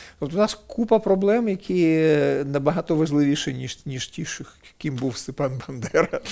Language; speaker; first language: Ukrainian; non-native, local second language; Russian